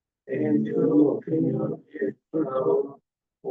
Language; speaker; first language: Spanish; non-native, learner; English